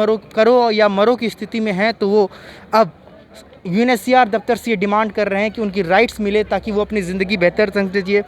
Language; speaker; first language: Hindi; native; Hindi